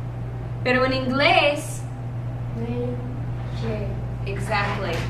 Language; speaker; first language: Spanish; non-native, fluent; English